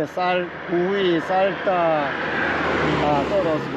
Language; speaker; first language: Spanish; non-native, learner; Korean